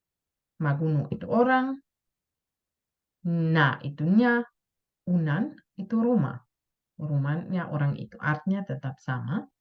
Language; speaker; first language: Indonesian; non-native, fluent; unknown